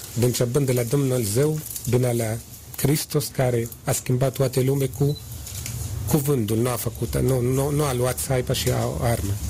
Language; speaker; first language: Romanian; non-native, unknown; Arabic